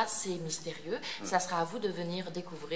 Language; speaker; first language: French; native; French